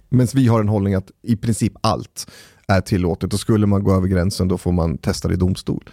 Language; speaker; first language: Swedish; native; Swedish